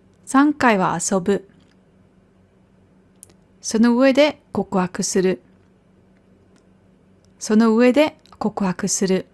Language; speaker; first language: Japanese; non-native, fluent; German